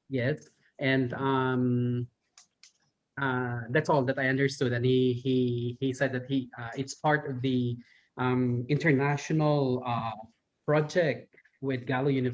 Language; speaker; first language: English; non-native, fluent; Thai